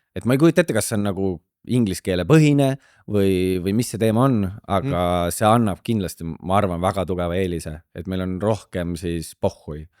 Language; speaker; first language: Estonian; native; Estonian